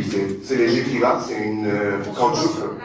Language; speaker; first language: French; non-native, learner; German